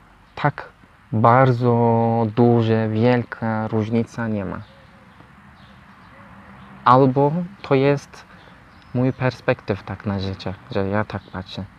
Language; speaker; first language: Polish; non-native, learner; Turkish